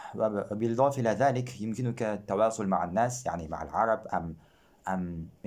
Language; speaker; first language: Arabic; non-native, fluent; Kazakh